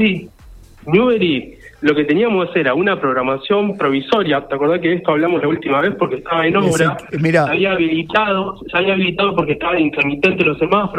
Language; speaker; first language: Spanish; native; Spanish